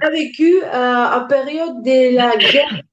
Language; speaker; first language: French; non-native, learner; Ukrainian